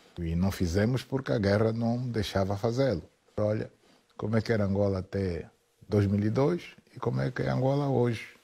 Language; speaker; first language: Portuguese; native; Portuguese